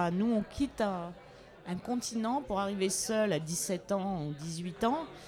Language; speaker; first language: French; native; French